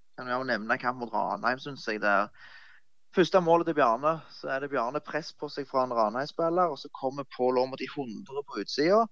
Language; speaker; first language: Norwegian; native; Norwegian